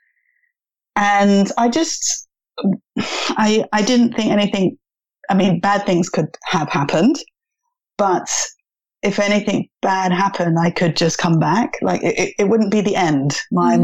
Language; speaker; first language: English; native; English